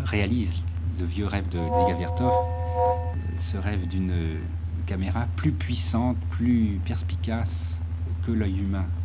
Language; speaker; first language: French; native; French